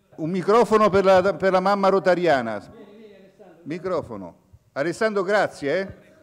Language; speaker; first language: Italian; native; Italian